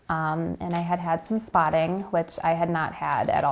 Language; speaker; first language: English; native; English